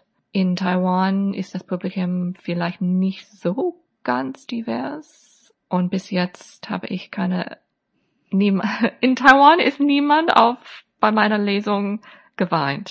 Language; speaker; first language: German; non-native, fluent; English